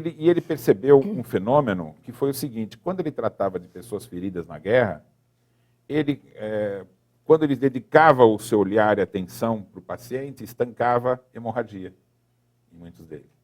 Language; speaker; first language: Portuguese; native; Portuguese